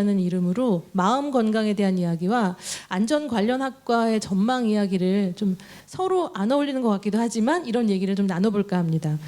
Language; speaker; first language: Korean; native; Korean